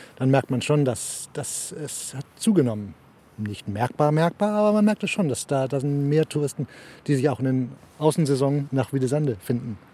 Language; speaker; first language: German; early bilingual, heritage; German